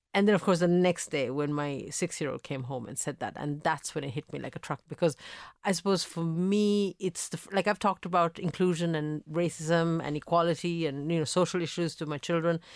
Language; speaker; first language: English; early bilingual, other home language; Italian